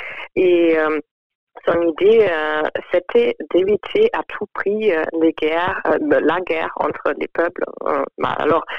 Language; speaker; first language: French; non-native, fluent; German